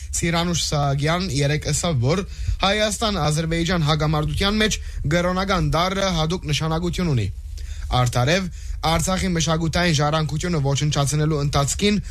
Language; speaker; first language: Armenian; early bilingual, heritage; Armenian